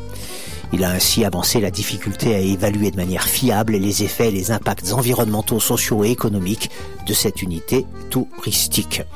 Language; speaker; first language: French; native; French